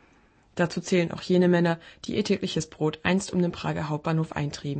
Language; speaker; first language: German; native; German